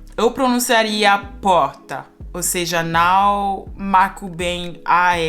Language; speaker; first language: Portuguese; non-native, fluent; Spanish